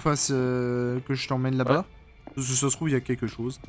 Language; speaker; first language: French; native; French